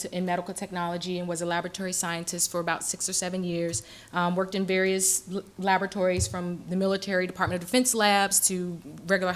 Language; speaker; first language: English; native; English